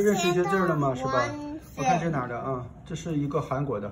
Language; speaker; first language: Chinese; native; Chinese